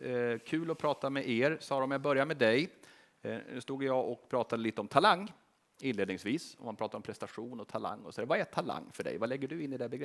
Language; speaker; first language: Swedish; native; Swedish